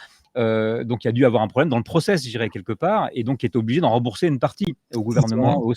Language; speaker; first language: French; native; French